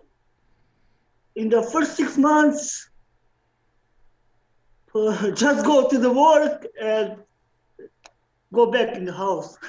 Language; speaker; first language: English; non-native, learner; Slovenian